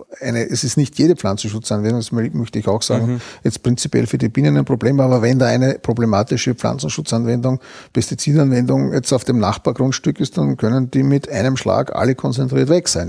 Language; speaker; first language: German; native; German